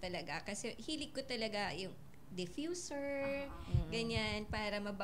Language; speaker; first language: Filipino; native; Filipino